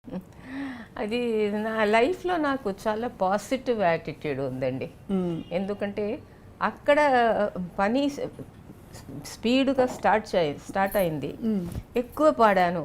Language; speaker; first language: Telugu; non-native, local second language; Tamil